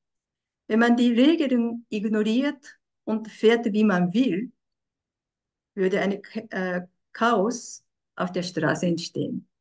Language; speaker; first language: German; non-native, fluent; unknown